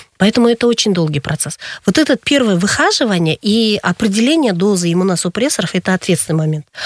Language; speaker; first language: Russian; non-native, local second language; Kyrgyz